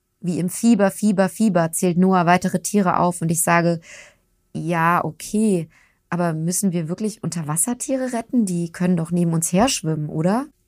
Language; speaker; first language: German; early bilingual, other home language; Turkish